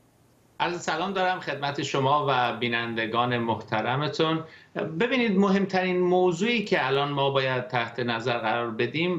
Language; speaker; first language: Persian; native; Persian